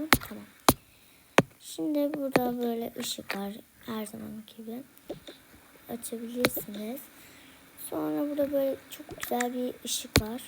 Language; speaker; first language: Turkish; early bilingual, heritage; Turkish